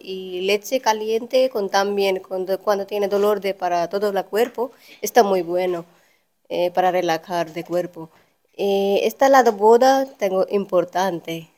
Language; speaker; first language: Spanish; non-native, learner; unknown